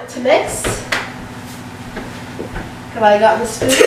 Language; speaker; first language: English; native; English